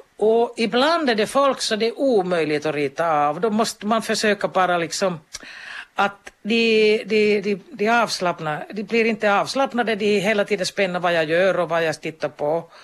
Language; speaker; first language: Swedish; non-native, local second language; Finnish